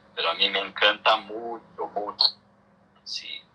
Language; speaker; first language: Spanish; non-native, learner; Portuguese